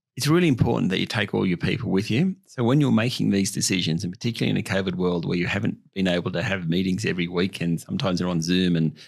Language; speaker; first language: English; native; English